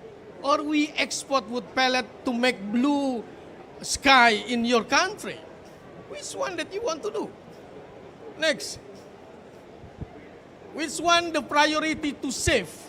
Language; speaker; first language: English; non-native, fluent; Indonesian